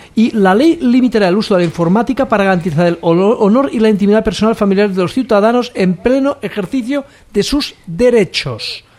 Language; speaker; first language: Spanish; non-native, local second language; Catalan